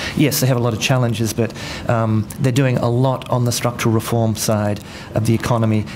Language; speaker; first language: English; native; English